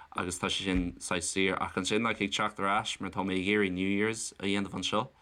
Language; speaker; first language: Irish; non-native, local second language; English